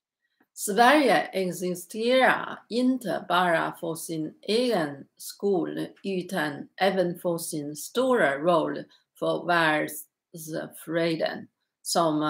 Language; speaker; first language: Swedish; non-native, learner; Chinese